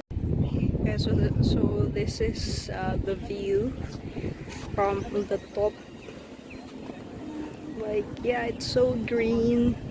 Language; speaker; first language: English; non-native, learner; Indonesian